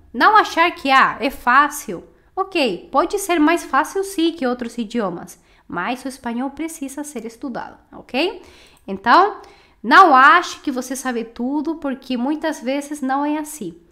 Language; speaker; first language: Portuguese; non-native, fluent; Spanish